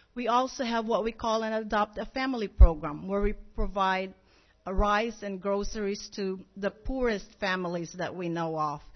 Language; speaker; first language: English; non-native, local second language; Filipino